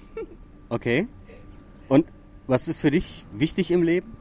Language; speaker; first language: German; native; German